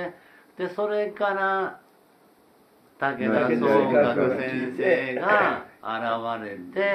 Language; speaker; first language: Japanese; native; Japanese